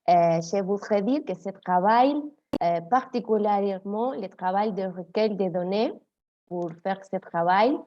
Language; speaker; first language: French; non-native, fluent; Spanish